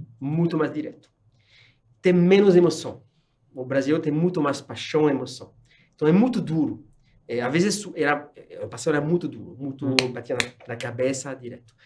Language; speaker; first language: Portuguese; non-native, fluent; French